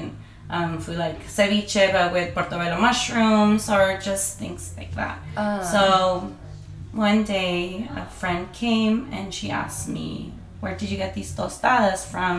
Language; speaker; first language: English; non-native, fluent; Spanish